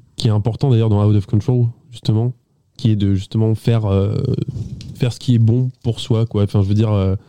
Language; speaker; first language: French; early bilingual, other home language; Italian